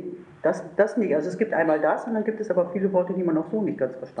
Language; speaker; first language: German; native; German